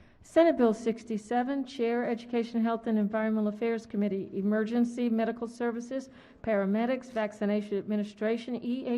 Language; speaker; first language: English; native; English